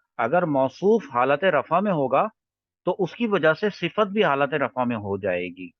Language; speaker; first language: Urdu; native; Urdu